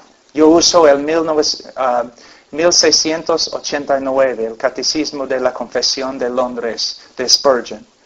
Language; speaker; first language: Spanish; non-native, fluent; English